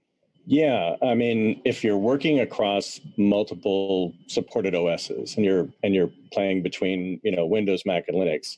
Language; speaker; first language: English; native; English